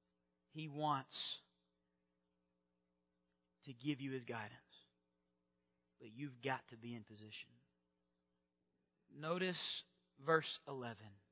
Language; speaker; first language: English; native; English